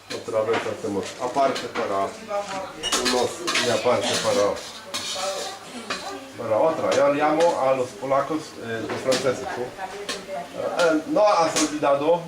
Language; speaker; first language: Spanish; non-native, learner; Polish